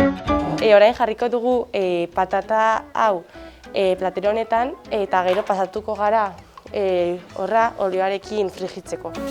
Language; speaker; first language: Basque; non-native, local second language; Spanish